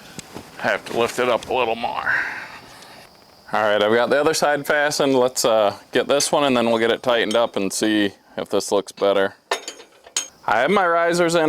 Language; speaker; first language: English; native; English